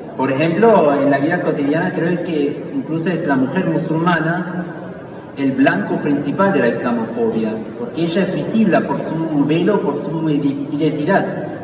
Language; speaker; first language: Spanish; non-native, fluent; German